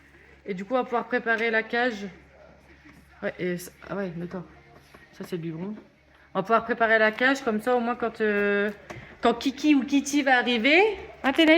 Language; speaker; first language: French; native; French